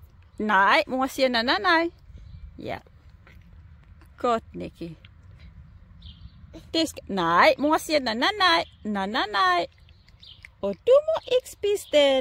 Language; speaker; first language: Danish; non-native, learner; English